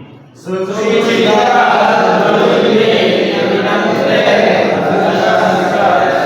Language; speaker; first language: Japanese; non-native, learner; Indonesian